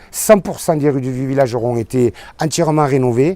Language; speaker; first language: French; native; French